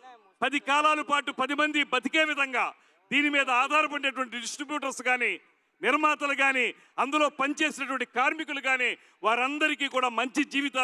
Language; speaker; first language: Telugu; native; Telugu